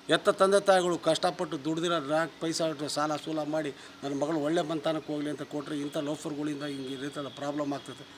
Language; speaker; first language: Kannada; non-native, local second language; Lambadi